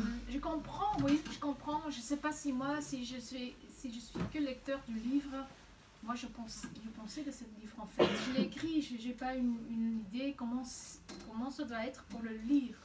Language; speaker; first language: French; non-native, local second language; Dutch